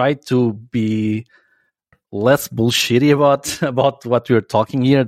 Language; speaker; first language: English; non-native, fluent; Portuguese